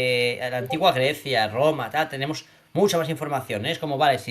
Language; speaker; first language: Spanish; native; Spanish